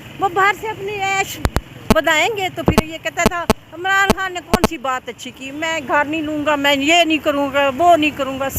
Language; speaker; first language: Urdu; non-native, local second language; Punjabi